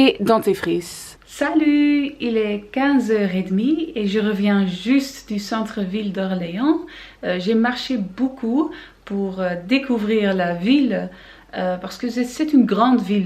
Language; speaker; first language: French; non-native, learner; Dutch